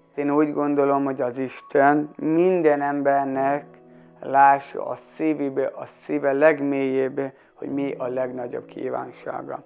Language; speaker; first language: Hungarian; native; Hungarian